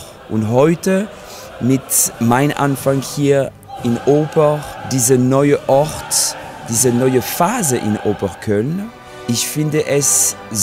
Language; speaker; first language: German; non-native, fluent; French